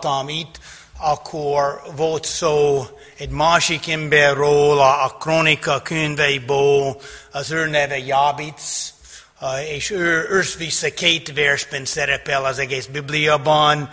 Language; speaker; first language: Hungarian; non-native, fluent; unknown